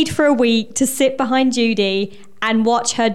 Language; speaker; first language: English; native; English